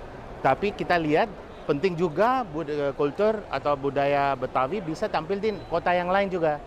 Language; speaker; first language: Indonesian; non-native, fluent; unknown